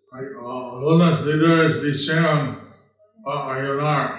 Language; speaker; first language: Spanish; non-native, learner; English